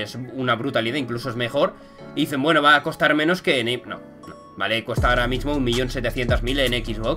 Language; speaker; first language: Spanish; native; Spanish